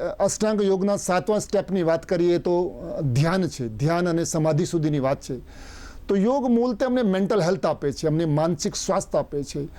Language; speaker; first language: Gujarati; non-native, local second language; Hindi